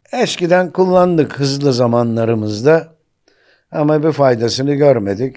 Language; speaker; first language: Turkish; native; Turkish